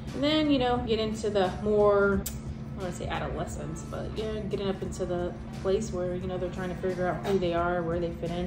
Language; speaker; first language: English; native; English